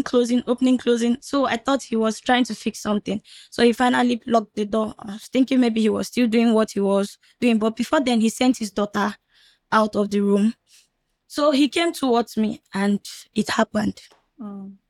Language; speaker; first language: English; non-native, local second language; Fula